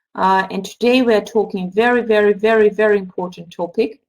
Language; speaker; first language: English; non-native, fluent; Russian